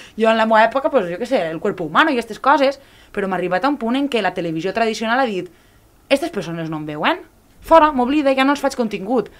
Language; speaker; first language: Catalan; native; Catalan